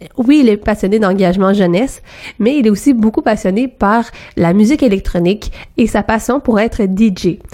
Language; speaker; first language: French; native; French